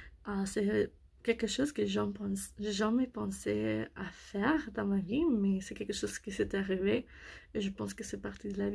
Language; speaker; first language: French; non-native, learner; English